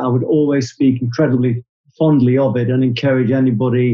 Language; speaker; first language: English; native; English